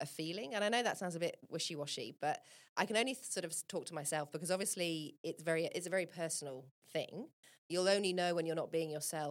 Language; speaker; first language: English; native; English